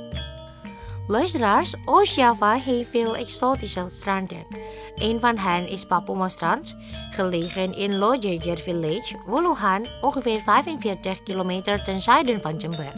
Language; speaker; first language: Dutch; non-native, fluent; Indonesian